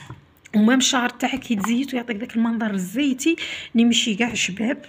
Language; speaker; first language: Arabic; native; Arabic